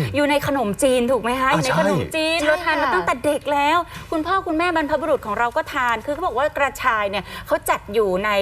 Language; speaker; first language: Thai; native; Thai